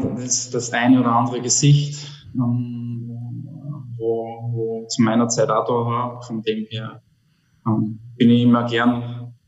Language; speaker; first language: German; native; German